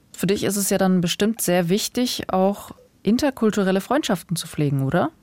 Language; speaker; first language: German; native; German